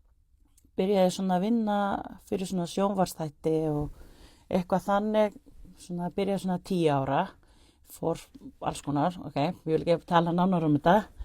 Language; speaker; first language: Icelandic; non-native, fluent; Spanish